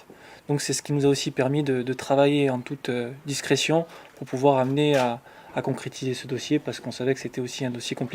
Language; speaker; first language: French; native; French